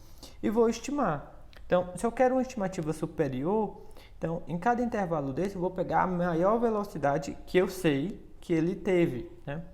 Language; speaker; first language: Portuguese; native; Portuguese